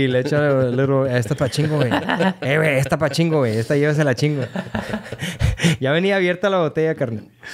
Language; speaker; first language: Spanish; early bilingual, other home language; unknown